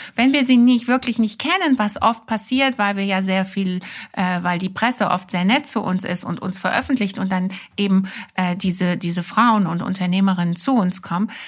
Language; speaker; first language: German; native; German